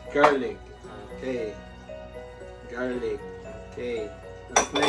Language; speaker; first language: English; non-native, local second language; Filipino